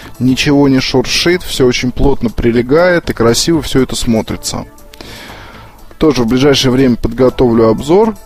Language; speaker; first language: Russian; native; Russian